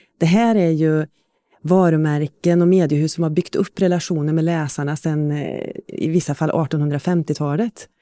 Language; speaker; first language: Swedish; native; Swedish